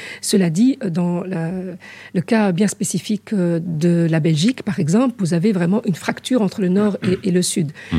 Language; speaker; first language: French; early bilingual, other home language; Arabic